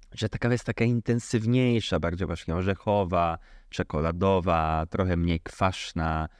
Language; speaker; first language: Polish; early bilingual, heritage; Polish